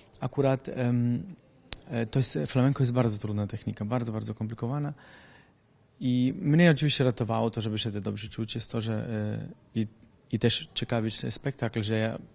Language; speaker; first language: Polish; non-native, learner; Italian